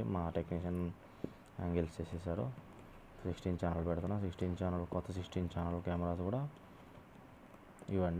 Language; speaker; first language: Telugu; native; Telugu